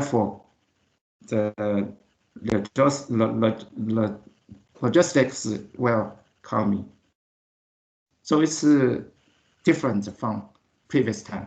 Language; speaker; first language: English; non-native, learner; Chinese